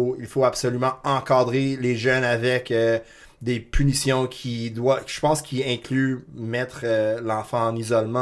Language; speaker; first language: French; non-native, local second language; English